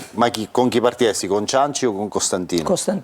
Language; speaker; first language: Italian; native; Italian